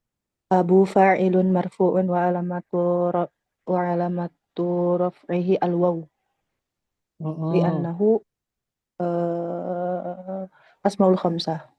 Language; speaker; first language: Arabic; non-native, learner; Indonesian